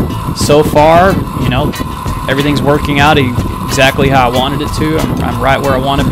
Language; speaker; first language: English; native; English